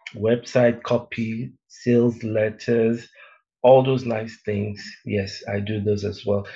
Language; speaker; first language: English; native; English